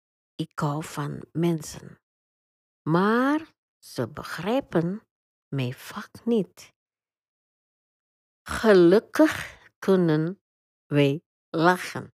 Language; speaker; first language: Dutch; non-native, learner; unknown